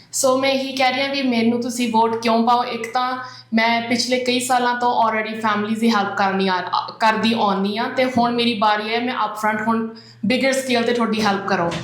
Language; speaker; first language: Punjabi; early bilingual, heritage; Punjabi